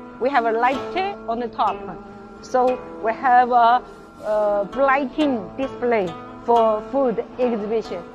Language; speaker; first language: English; non-native, learner; Chinese